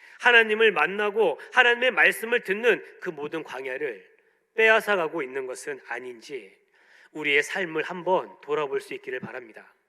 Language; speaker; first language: Korean; native; Korean